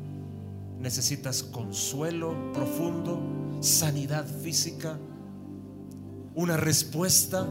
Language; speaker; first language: Spanish; native; Spanish